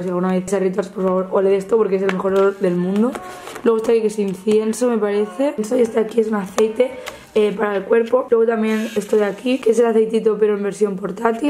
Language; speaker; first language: Spanish; native; Spanish